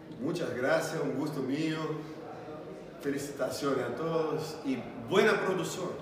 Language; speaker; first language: Spanish; non-native, learner; Portuguese